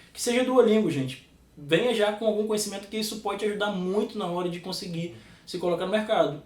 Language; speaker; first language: Portuguese; native; Portuguese